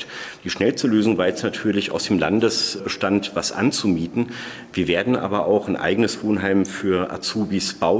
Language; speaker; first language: German; native; German